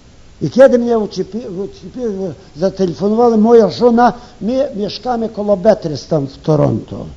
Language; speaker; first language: Polish; early bilingual, heritage; Ukrainian